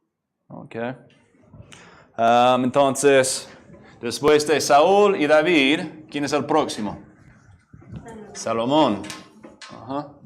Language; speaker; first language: Spanish; non-native, fluent; English